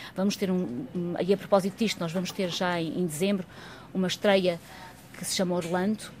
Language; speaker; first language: Portuguese; native; Portuguese